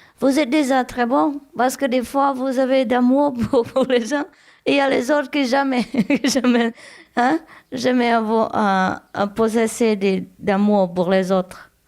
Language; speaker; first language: French; non-native, learner; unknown